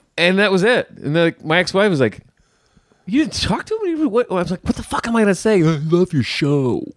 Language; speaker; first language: English; native; English